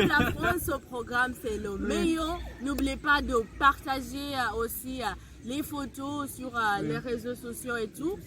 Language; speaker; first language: French; non-native, fluent; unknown